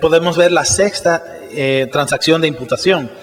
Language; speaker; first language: Spanish; native; Spanish